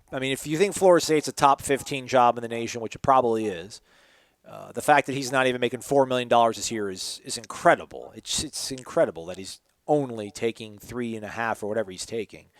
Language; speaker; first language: English; native; English